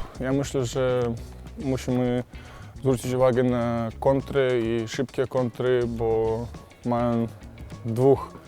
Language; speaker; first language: Polish; non-native, fluent; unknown